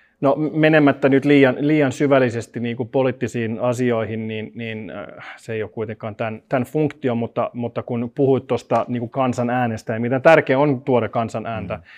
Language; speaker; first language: Finnish; non-native, local second language; Swedish